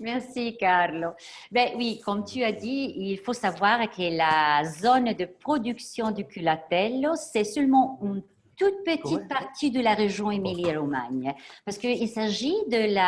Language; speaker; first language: French; non-native, fluent; Italian